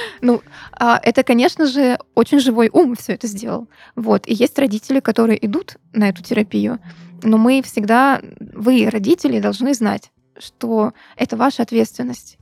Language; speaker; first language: Russian; native; Russian